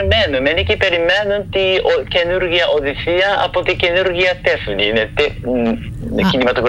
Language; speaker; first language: Greek; non-native, fluent; Japanese